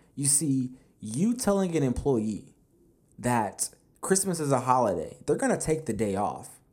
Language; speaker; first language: English; native; English